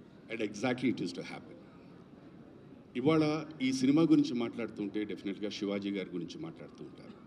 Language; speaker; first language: Telugu; native; Telugu